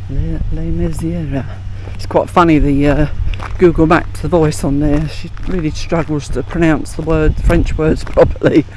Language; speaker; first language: English; native; English